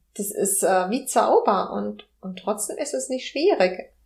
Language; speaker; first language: German; non-native, fluent; Spanish